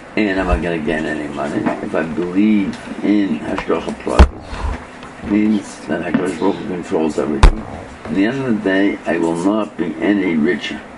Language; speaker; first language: English; native; English